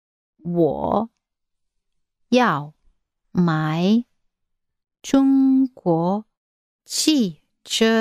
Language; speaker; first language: Chinese; non-native, learner; English